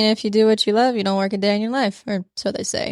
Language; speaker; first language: English; native; English